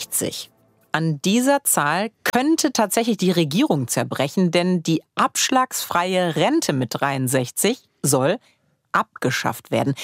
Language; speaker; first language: German; native; German